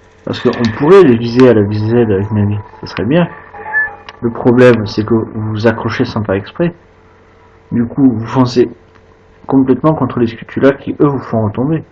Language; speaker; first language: French; native; French